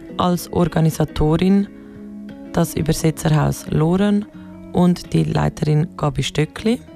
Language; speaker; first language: German; native; German